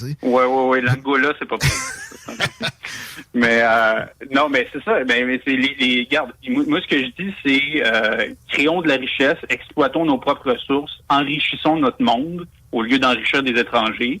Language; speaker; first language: French; native; French